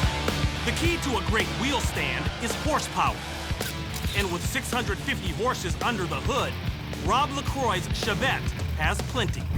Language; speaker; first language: English; native; English